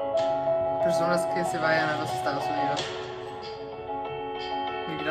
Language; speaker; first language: Spanish; non-native, fluent; German